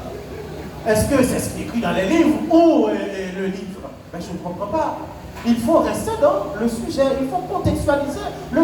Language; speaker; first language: French; non-native, local second language; Haitian Creole